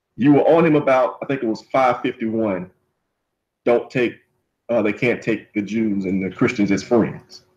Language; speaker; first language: English; native; English